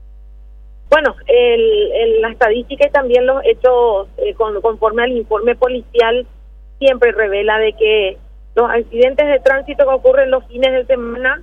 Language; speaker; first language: Spanish; native; Spanish